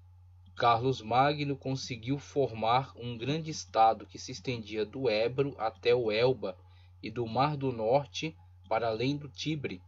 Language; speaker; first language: Portuguese; native; Portuguese